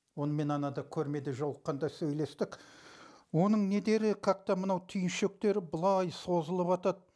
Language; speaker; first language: Kazakh; early bilingual, heritage; Kazakh